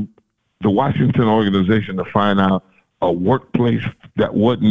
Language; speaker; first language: English; native; English